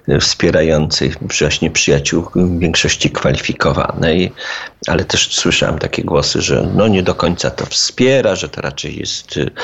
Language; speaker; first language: Polish; native; Polish